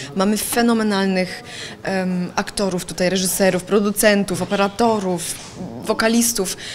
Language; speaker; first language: Polish; early bilingual, heritage; Polish